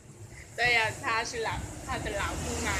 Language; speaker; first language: Chinese; non-native, learner; Vietnamese